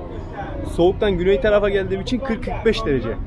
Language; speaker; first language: Turkish; native; Turkish